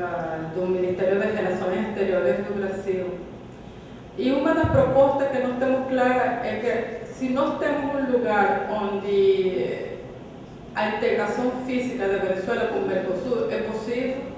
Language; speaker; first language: Portuguese; non-native, fluent; Spanish